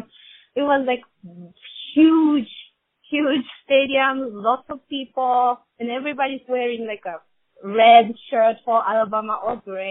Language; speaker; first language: English; non-native, fluent; Japanese